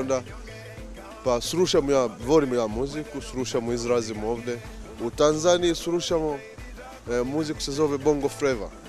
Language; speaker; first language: Bosnian; non-native, learner; Swahili